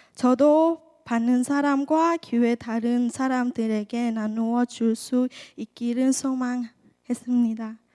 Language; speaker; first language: Korean; non-native, learner; Thai